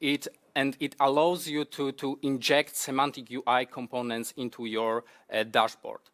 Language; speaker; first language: English; non-native, fluent; Polish